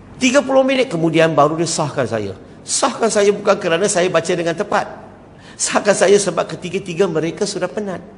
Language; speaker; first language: Malay; non-native, local second language; Chinese